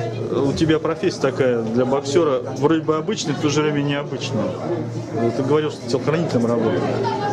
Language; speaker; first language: Russian; native; Russian